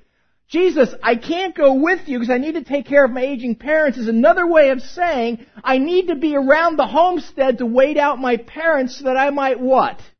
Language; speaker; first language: English; native; English